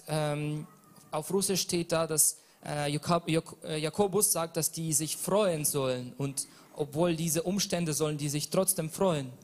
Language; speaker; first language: German; non-native, learner; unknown